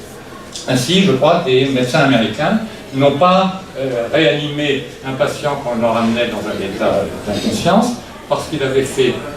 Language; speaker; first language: French; native; French